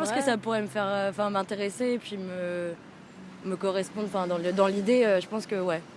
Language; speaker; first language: French; native; French